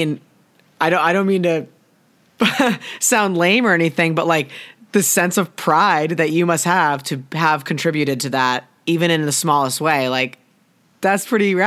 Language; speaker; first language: English; native; English